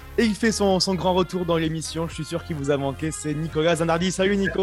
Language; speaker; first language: French; native; French